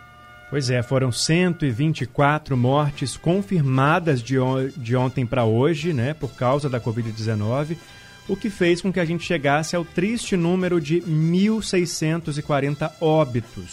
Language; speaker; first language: Portuguese; native; Portuguese